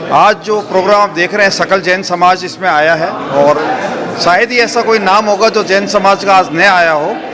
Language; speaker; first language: Hindi; native; Hindi